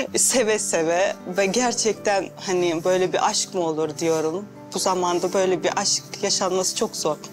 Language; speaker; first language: Turkish; non-native, fluent; Russian